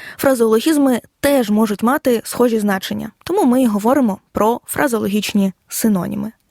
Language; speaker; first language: Ukrainian; native; Ukrainian